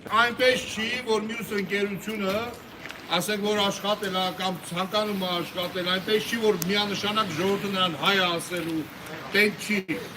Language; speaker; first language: Armenian; native; Armenian